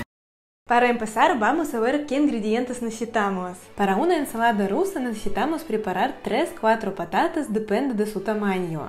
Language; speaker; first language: Spanish; non-native, fluent; Russian